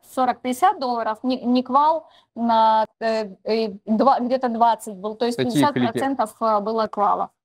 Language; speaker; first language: Russian; native; Russian